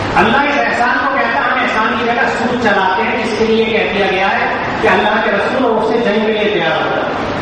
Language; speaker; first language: Urdu; native; Urdu